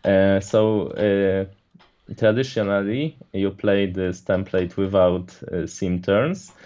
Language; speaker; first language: English; non-native, fluent; Polish